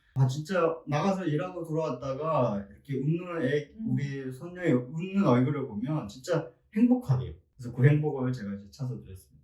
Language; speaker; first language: Korean; native; Korean